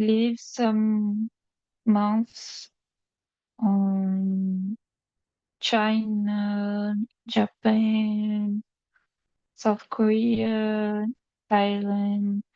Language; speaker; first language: English; non-native, learner; Portuguese